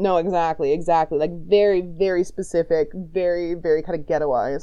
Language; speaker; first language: English; native; English